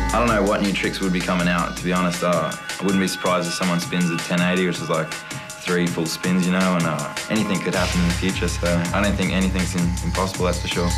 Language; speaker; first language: English; native; English